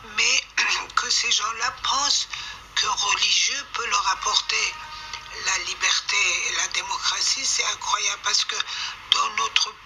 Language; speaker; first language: French; non-native, fluent; Persian